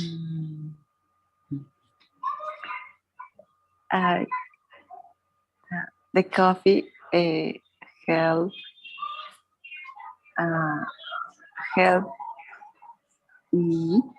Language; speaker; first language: English; non-native, learner; Spanish